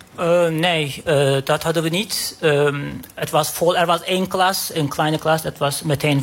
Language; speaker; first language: Dutch; non-native, fluent; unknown